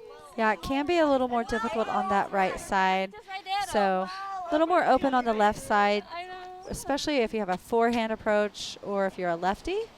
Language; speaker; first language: English; native; English